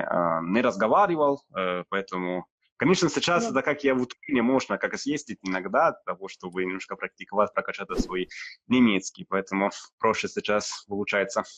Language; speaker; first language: Russian; non-native, fluent; Italian